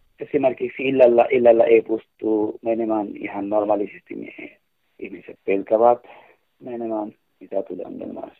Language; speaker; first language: Finnish; non-native, learner; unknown